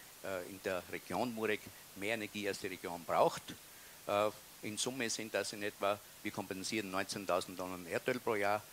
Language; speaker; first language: German; native; German